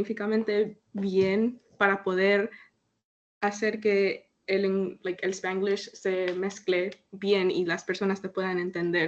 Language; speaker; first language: Spanish; early bilingual, heritage; Spanish